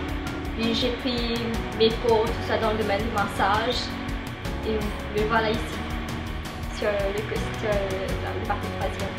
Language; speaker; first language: French; non-native, local second language; Morisyen